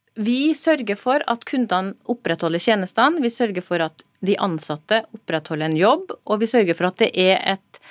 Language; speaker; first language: Norwegian; native; Norwegian